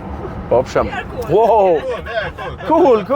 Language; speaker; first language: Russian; non-native, fluent; Armenian